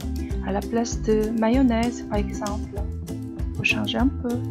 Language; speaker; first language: French; non-native, fluent; Korean